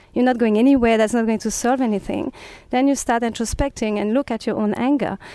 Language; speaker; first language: English; non-native, fluent; French